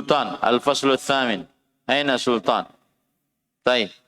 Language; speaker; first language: Arabic; non-native, fluent; Indonesian